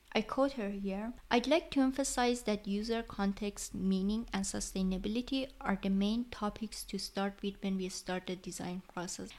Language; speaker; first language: English; non-native, fluent; Persian